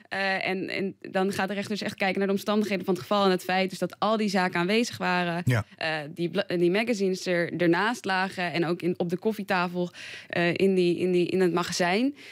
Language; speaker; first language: Dutch; native; Dutch